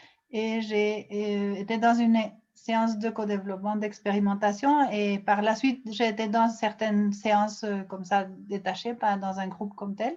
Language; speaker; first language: French; non-native, fluent; Spanish